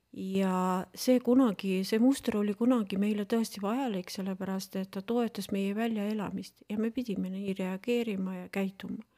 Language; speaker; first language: Estonian; non-native, local second language; Russian